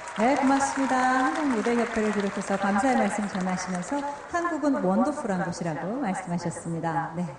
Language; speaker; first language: Korean; native; Korean